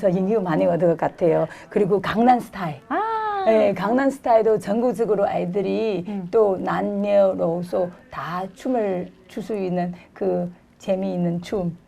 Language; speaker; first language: Korean; non-native, fluent; Chinese